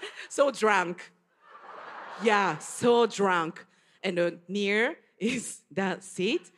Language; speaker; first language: English; non-native, learner; Japanese